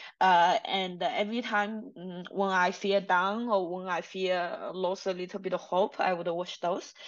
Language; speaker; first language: English; non-native, fluent; Chinese